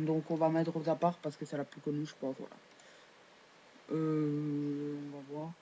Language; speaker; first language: French; native; French